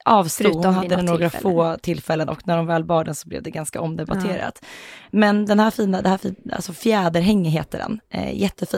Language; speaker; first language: Swedish; native; Swedish